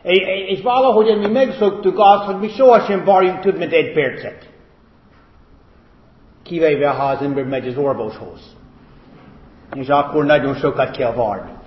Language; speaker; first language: Hungarian; non-native, fluent; English